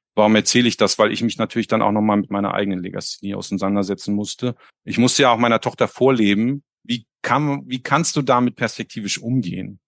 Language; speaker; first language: German; native; German